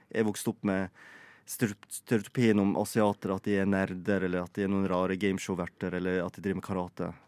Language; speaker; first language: Norwegian; native; Norwegian